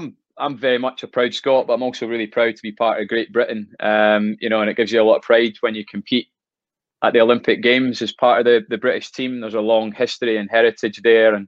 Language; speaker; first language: English; native; English